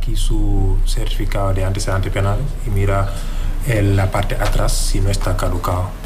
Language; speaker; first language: Spanish; non-native, fluent; Wolof